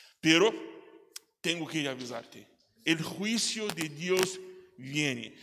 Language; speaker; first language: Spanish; non-native, learner; Portuguese